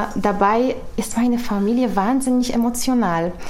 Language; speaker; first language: German; non-native, fluent; Polish